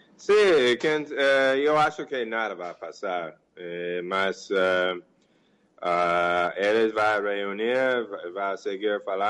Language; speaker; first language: Portuguese; non-native, fluent; English